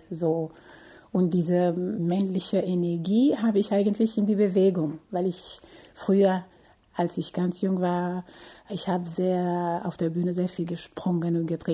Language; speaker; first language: German; non-native, fluent; Portuguese